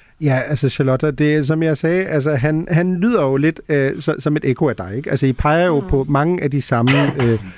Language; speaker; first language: Danish; early bilingual, heritage; Danish